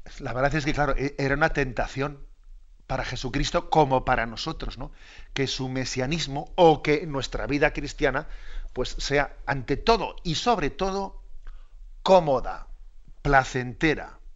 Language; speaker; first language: Spanish; native; Spanish